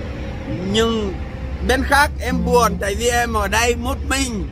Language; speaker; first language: Vietnamese; non-native, learner; Portuguese